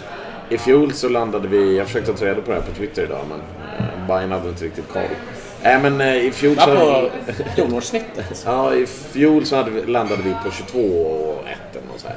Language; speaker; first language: Swedish; native; Swedish